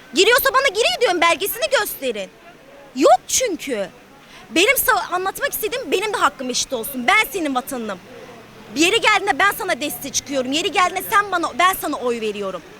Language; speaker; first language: Turkish; native; Turkish